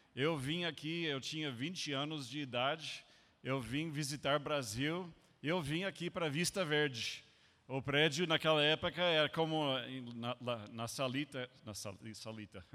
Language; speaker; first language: Portuguese; non-native, fluent; English